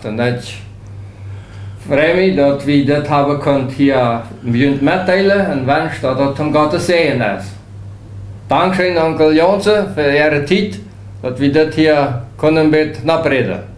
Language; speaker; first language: German; non-native, local second language; Low German